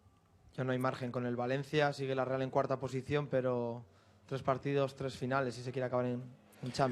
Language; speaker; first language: Spanish; native; Spanish